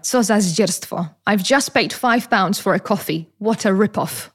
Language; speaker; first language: English; non-native, fluent; Polish